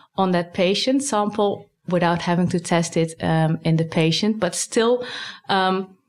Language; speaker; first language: English; non-native, fluent; Dutch